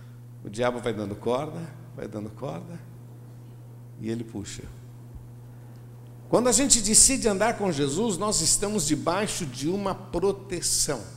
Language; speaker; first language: Portuguese; native; Portuguese